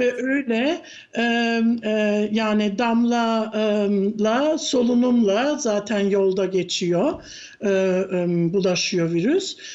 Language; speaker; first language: Turkish; early bilingual, heritage; Turkish